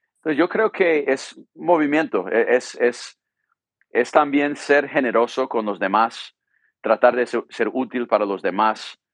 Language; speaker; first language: Spanish; non-native, fluent; English